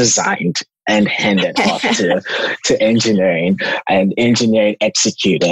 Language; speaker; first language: English; non-native, local second language; Yoruba